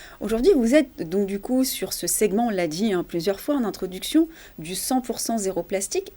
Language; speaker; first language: French; native; French